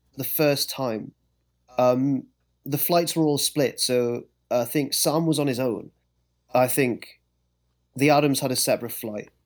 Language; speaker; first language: English; native; English